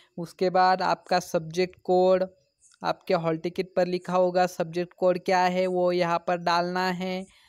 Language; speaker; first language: Hindi; non-native, local second language; Marathi